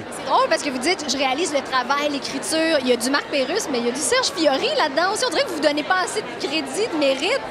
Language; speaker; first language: French; native; French